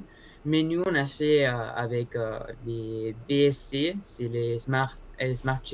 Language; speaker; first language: French; non-native, learner; Spanish